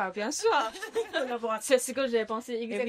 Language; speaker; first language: French; non-native, learner; Chinese